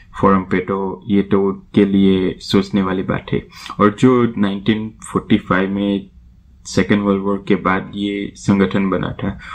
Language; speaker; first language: Hindi; native; Hindi